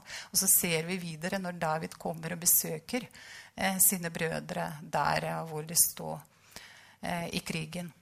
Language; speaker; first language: Norwegian; non-native, fluent; Russian